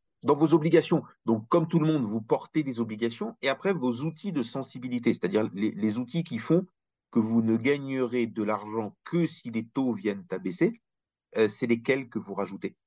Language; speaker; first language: French; native; French